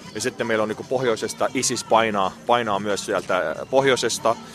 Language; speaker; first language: Finnish; non-native, fluent; Arabic